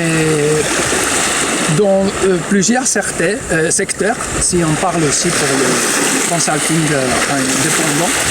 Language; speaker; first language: French; non-native, fluent; Greek